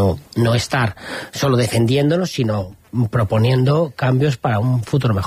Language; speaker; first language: Spanish; native; Spanish